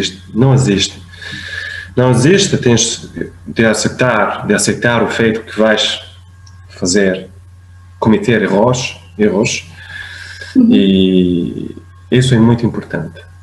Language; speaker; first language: Portuguese; non-native, fluent; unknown